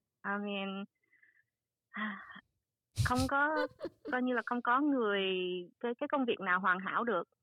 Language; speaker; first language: Vietnamese; early bilingual, heritage; Vietnamese